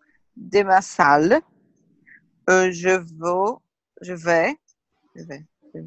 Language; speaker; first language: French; non-native, learner; Portuguese